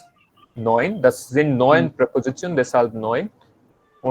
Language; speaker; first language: German; non-native, learner; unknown